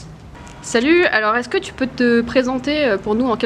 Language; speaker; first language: French; native; French